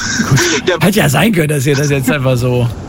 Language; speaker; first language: German; native; German